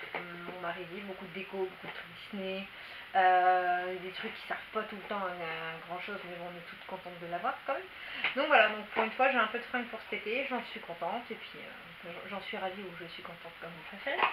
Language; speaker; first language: French; native; French